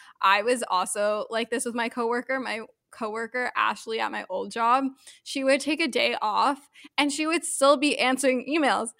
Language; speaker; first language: English; native; English